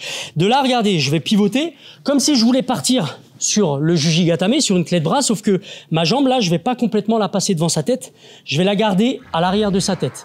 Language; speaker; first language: French; native; French